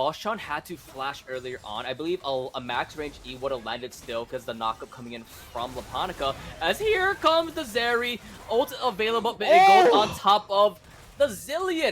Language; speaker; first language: English; native; English